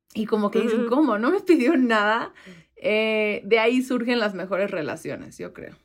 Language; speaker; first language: Spanish; native; Spanish